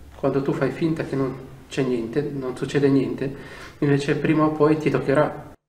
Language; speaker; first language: Italian; non-native, fluent; Ukrainian